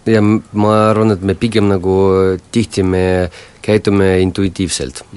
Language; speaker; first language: Estonian; non-native, local second language; Russian